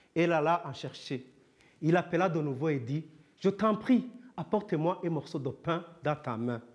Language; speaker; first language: French; non-native, local second language; Kinyarwanda